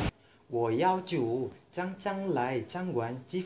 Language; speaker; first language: Chinese; non-native, learner; Malay